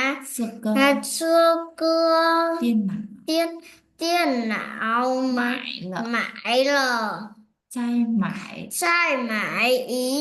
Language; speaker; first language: Chinese; non-native, learner; Vietnamese